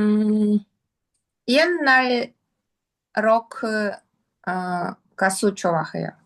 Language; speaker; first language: Korean; non-native, learner; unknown